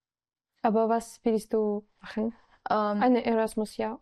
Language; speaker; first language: German; non-native, learner; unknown